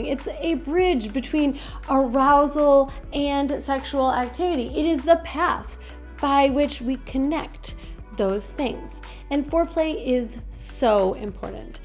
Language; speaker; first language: English; native; English